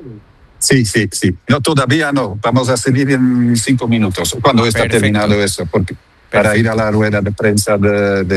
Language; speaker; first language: Spanish; non-native, fluent; Dutch